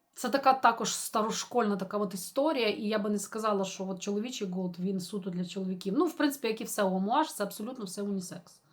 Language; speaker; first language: Ukrainian; non-native, local second language; Russian